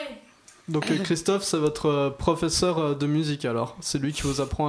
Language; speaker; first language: French; native; French